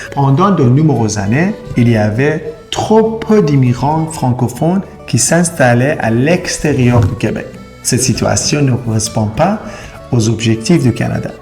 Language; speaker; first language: French; non-native, fluent; Persian